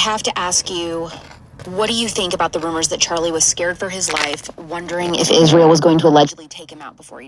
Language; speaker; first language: English; native; English